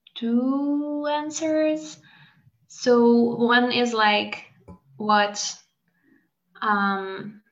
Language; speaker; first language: English; non-native, fluent; Hungarian